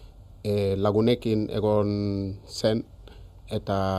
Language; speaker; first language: Basque; non-native, learner; Wolof